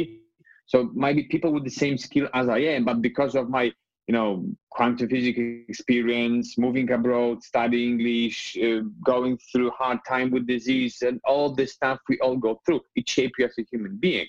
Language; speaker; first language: English; non-native, fluent; Polish